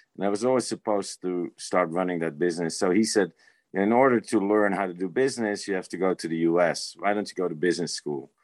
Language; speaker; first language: English; non-native, fluent; Dutch